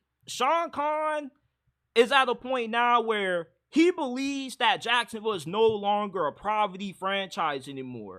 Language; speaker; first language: English; native; English